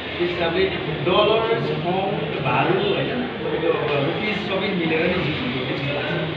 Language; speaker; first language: Nepali; native; Nepali